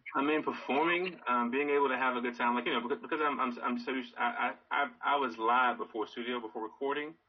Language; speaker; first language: English; native; English